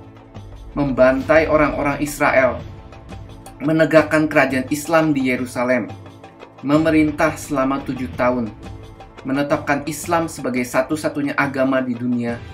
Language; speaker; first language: Indonesian; native; Indonesian